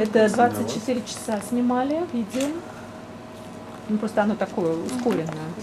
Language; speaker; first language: Russian; native; Russian